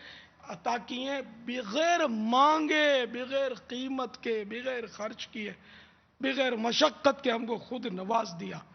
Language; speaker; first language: Urdu; native; Urdu